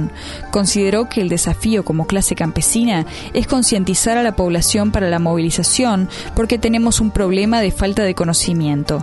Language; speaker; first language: Spanish; native; Spanish